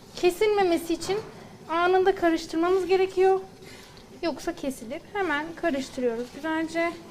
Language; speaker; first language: Turkish; native; Turkish